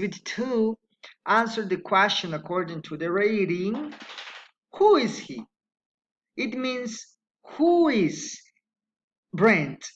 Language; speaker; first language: English; non-native, fluent; Spanish